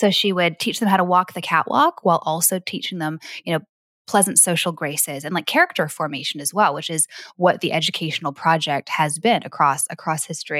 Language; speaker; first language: English; native; English